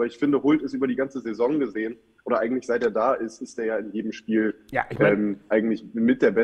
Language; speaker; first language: German; native; German